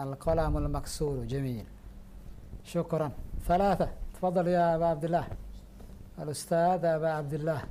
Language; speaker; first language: Arabic; non-native, fluent; Indonesian